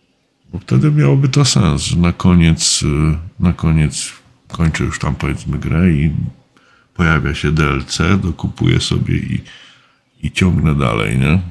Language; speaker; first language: Polish; native; Polish